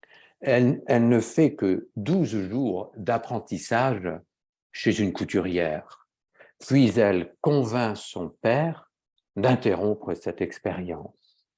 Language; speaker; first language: French; native; French